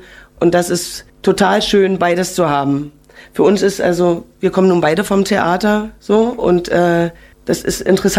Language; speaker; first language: German; native; German